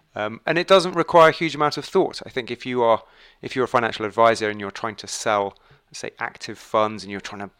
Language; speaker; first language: English; native; English